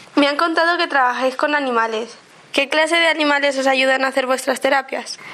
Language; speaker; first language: Spanish; native; Spanish